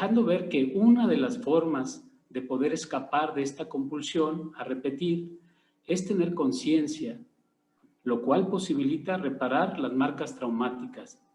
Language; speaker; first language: Spanish; native; Spanish